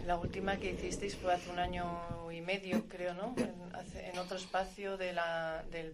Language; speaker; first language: Spanish; native; Spanish